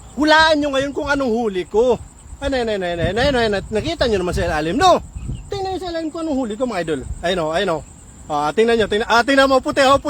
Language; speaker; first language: Filipino; non-native, local second language; Waray